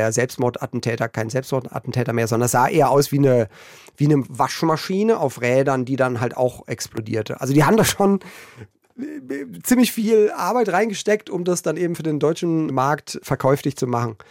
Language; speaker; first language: German; native; German